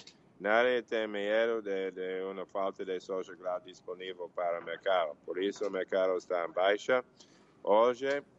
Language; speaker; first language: Portuguese; non-native, learner; English